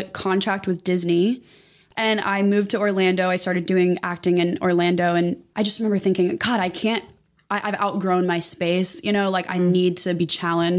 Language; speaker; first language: English; native; English